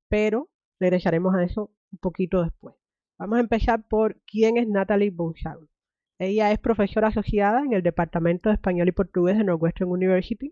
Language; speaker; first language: Spanish; native; Spanish